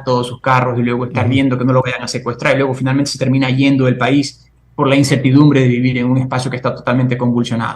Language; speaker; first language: Spanish; native; Spanish